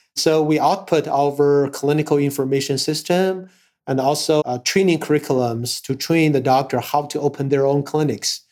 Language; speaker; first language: English; non-native, fluent; Chinese